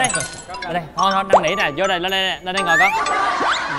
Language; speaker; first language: Vietnamese; native; Vietnamese